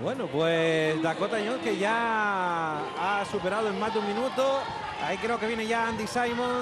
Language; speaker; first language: Spanish; native; Spanish